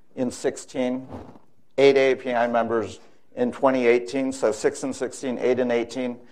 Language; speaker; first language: English; native; English